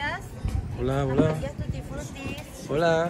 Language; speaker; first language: Spanish; non-native, learner; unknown